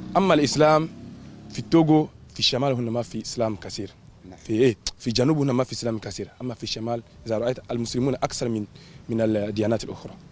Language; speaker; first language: Arabic; non-native, learner; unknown